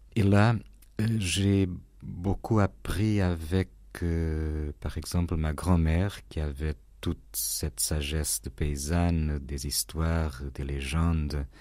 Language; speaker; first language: French; non-native, fluent; Portuguese